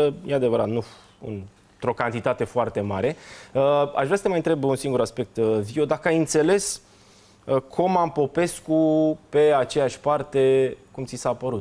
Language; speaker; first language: Romanian; native; Romanian